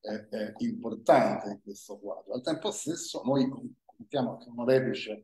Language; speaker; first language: Italian; native; Italian